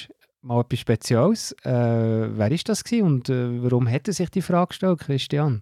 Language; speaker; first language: German; native; German